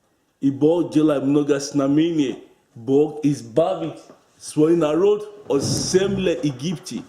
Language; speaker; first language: Russian; non-native, learner; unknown